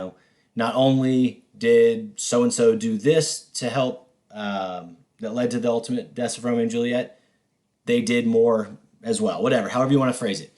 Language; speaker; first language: English; native; English